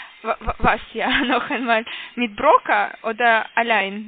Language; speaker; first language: German; non-native, learner; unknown